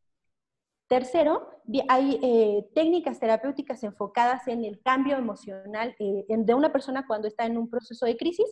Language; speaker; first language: Spanish; native; Spanish